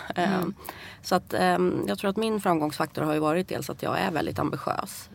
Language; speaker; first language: Swedish; early bilingual, other home language; Persian